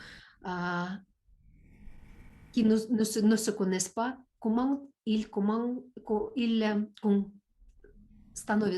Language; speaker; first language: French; non-native, learner; Russian